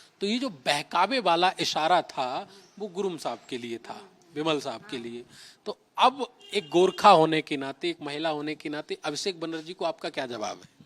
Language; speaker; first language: Hindi; native; Hindi